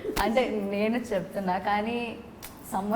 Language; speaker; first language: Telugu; non-native, learner; Malayalam